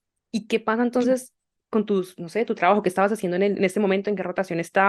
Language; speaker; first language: Spanish; native; Spanish